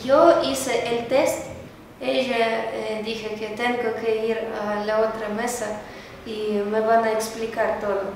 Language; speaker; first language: Spanish; non-native, learner; Ukrainian